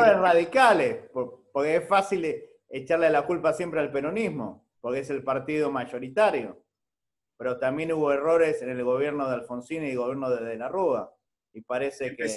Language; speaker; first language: Spanish; native; Spanish